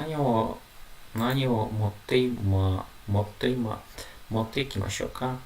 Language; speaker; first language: Japanese; non-native, learner; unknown